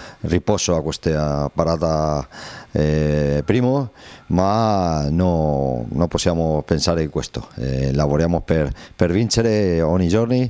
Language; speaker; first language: Italian; non-native, learner; Spanish